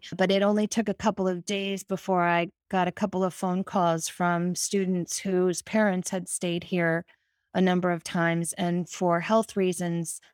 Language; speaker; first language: English; native; English